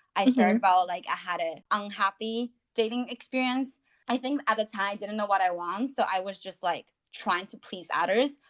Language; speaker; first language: English; non-native, fluent; Chinese